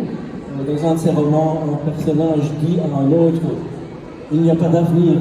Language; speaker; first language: French; native; French